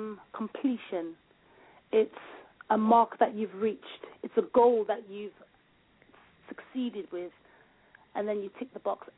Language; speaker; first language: English; native; English